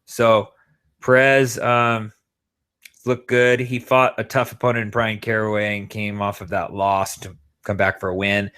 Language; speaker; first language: English; native; English